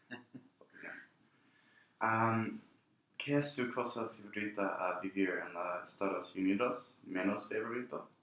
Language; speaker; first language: Spanish; non-native, learner; English